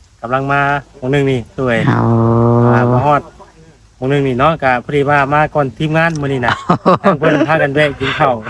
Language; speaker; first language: Thai; non-native, local second language; Lao